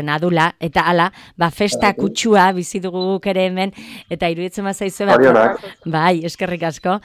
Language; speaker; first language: Basque; native; Basque